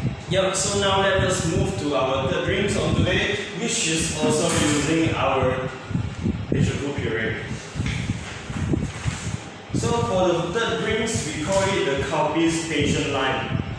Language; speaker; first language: English; non-native, local second language; Chinese